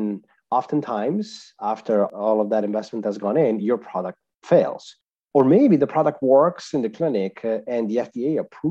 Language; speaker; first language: English; non-native, fluent; Italian